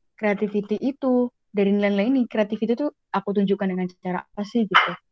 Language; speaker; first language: Indonesian; native; Indonesian